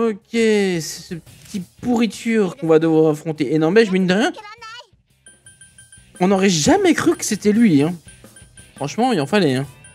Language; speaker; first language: French; native; French